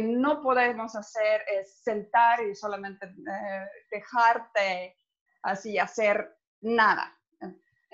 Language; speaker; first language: Spanish; non-native, fluent; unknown